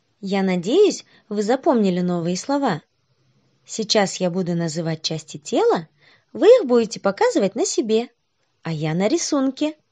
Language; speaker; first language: Russian; non-native, local second language; Kazakh